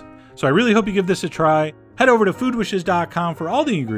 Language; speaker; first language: English; native; English